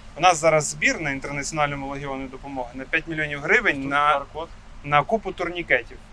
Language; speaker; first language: Ukrainian; non-native, local second language; Russian